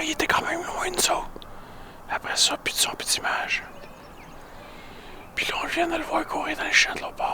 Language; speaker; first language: French; native; French